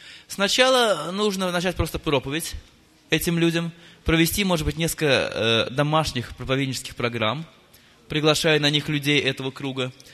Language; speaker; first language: Russian; native; Russian